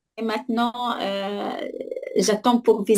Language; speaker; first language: French; non-native, learner; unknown